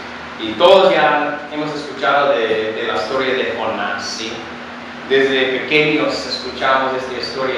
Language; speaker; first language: Spanish; non-native, fluent; English